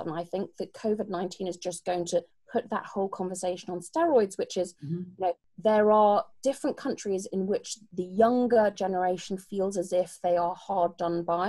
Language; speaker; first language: English; native; English